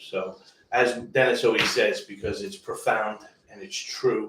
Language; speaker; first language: English; native; English